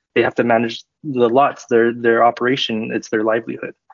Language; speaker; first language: English; native; English